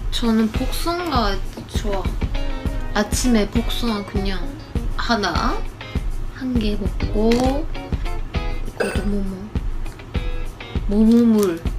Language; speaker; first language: Korean; non-native, learner; Japanese